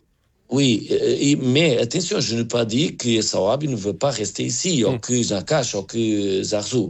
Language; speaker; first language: French; non-native, learner; Portuguese